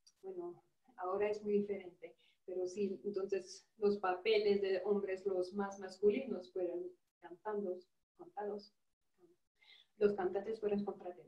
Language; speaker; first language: Spanish; non-native, fluent; French